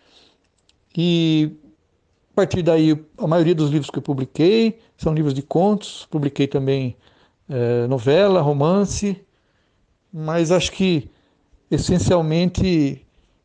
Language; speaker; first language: Portuguese; native; Portuguese